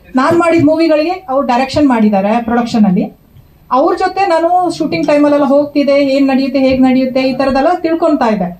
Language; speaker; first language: Kannada; non-native, local second language; Kodava